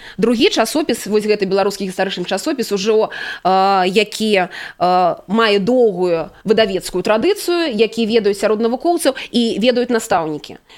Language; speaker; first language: Belarusian; native; Belarusian